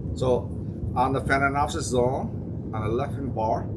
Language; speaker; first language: English; non-native, fluent; Chinese